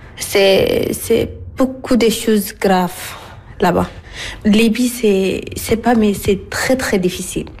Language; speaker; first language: French; non-native, learner; Arabic